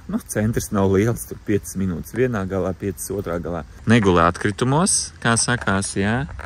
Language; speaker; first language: Latvian; non-native, local second language; Russian